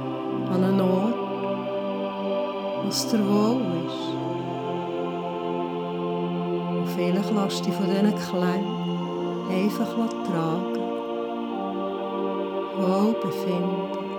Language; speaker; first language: German; native; German